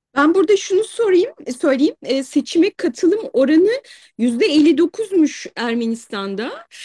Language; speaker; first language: Turkish; native; Turkish